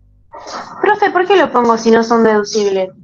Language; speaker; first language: Spanish; native; Spanish